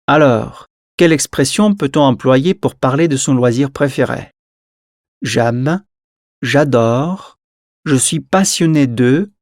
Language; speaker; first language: French; non-native, fluent; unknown